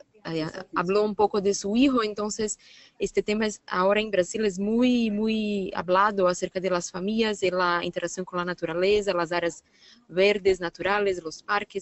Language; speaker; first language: Spanish; non-native, learner; Portuguese